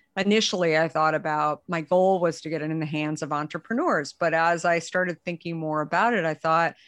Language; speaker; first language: English; native; English